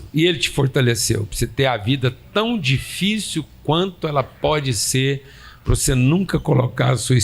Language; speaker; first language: Portuguese; native; Portuguese